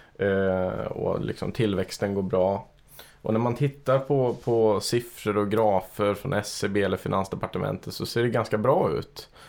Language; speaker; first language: Swedish; native; Swedish